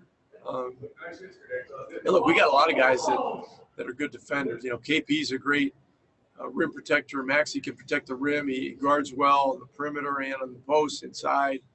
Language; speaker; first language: English; native; English